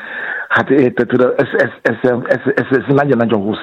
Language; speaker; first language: Hungarian; non-native, fluent; Yoruba